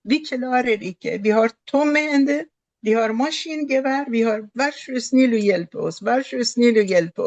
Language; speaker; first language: Norwegian; non-native, fluent; Persian